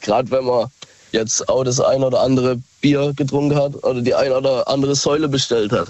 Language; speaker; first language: German; native; German